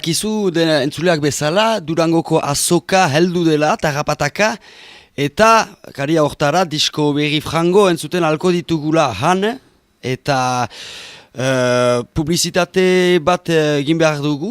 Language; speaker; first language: Basque; native; Basque